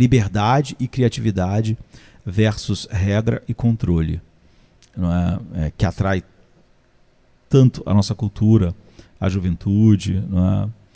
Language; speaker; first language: Portuguese; native; Portuguese